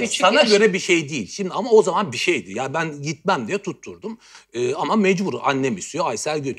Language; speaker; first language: Turkish; native; Turkish